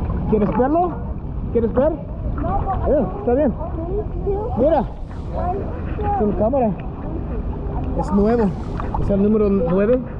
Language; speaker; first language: Spanish; non-native, learner; English